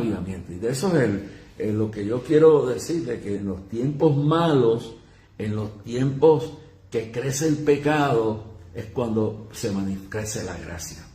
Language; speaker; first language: Spanish; native; Spanish